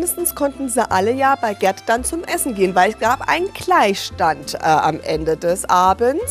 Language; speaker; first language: German; native; German